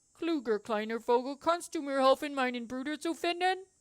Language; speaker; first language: German; non-native, learner; English